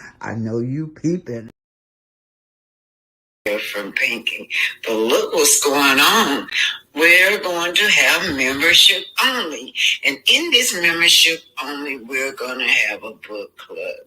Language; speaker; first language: English; native; English